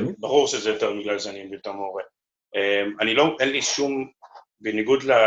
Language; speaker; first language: Hebrew; native; Hebrew